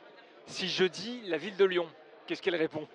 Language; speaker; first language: French; native; French